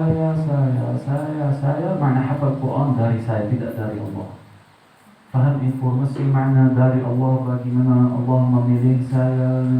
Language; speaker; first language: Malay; non-native, learner; Arabic